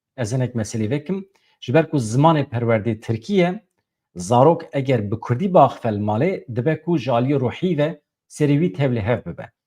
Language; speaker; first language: Kurdish; native; Kurdish